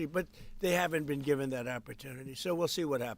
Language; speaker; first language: English; native; English